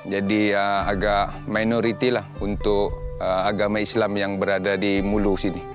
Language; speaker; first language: Malay; non-native, local second language; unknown